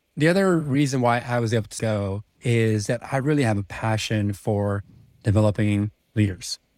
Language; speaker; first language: English; early bilingual, other home language; Czech